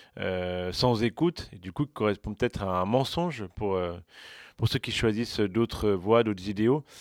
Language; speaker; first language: French; native; French